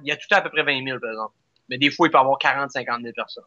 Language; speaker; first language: French; native; French